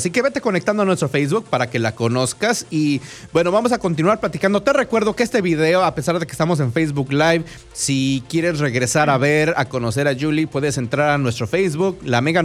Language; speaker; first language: Spanish; native; Spanish